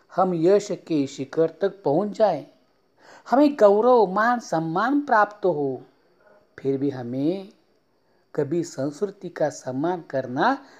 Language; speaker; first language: Hindi; non-native, local second language; Marathi